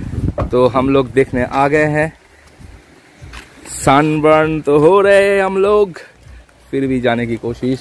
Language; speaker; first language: Hindi; non-native, local second language; Bangla